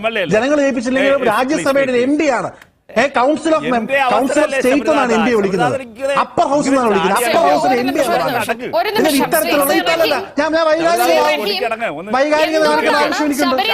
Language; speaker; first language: Malayalam; native; Malayalam